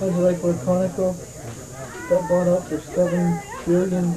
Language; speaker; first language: English; native; English